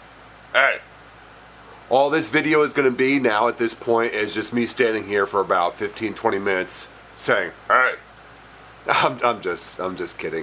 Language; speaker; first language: English; native; English